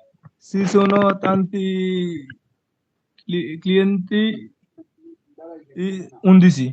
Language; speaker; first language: Italian; non-native, learner; Bangla